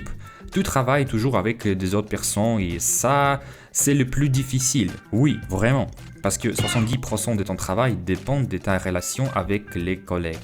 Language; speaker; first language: French; non-native, fluent; Russian